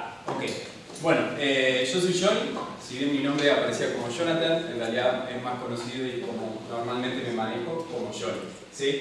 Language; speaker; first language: Spanish; native; Spanish